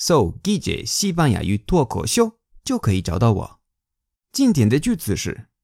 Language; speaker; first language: Chinese; non-native, fluent; Spanish